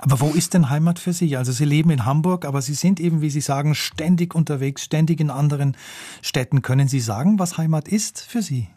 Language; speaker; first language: German; native; German